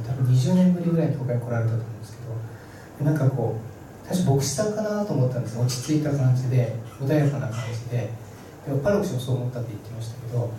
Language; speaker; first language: Japanese; native; Japanese